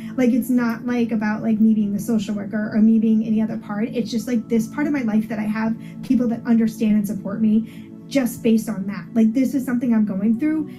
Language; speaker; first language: English; native; English